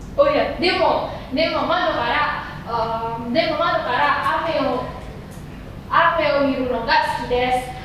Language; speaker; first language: Japanese; non-native, learner; Indonesian